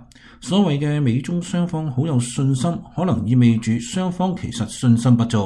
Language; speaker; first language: Chinese; non-native, local second language; Cantonese